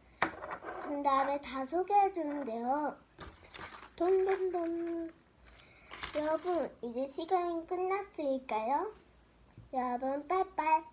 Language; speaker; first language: Korean; early bilingual, heritage; Korean